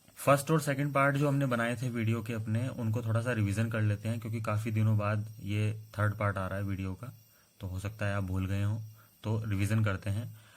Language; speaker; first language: Hindi; native; Hindi